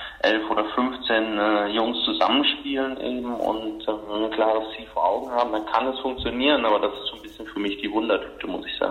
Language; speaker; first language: German; native; German